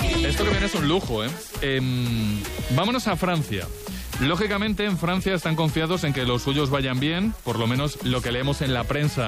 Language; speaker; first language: Spanish; native; Spanish